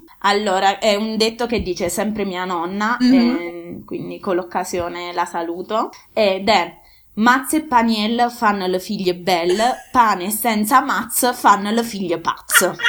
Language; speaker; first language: Italian; native; Italian